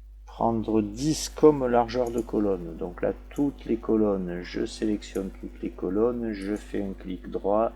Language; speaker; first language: French; native; French